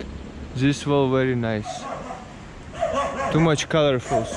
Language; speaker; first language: English; non-native, learner; Russian